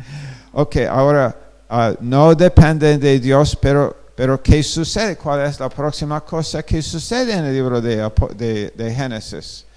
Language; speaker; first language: Spanish; non-native, fluent; English